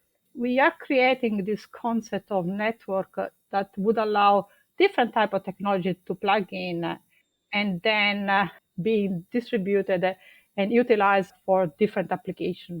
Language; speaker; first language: English; non-native, fluent; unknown